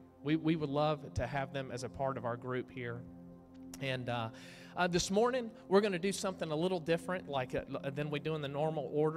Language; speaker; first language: English; native; English